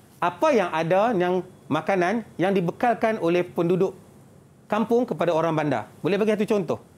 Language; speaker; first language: Malay; native; Malay